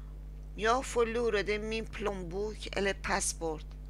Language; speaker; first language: Swedish; non-native, learner; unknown